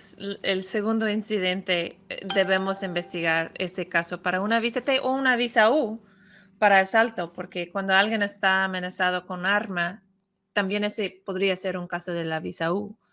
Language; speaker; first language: Spanish; non-native, fluent; English